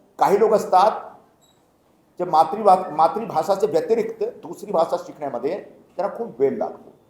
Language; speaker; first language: Marathi; non-native, local second language; Hindi